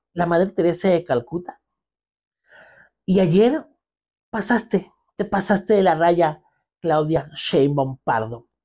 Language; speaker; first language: Spanish; native; Spanish